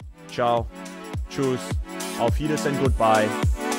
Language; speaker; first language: German; non-native, learner; English